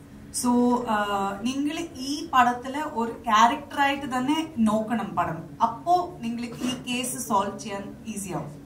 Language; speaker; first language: Malayalam; non-native, fluent; Kannada